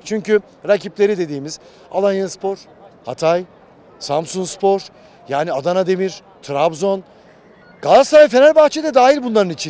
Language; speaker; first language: Turkish; native; Turkish